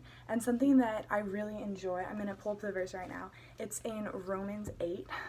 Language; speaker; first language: English; native; English